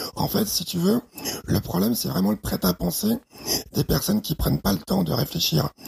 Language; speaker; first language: French; early bilingual, other home language; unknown